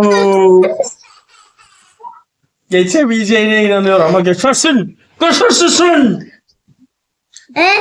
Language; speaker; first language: Turkish; native; Turkish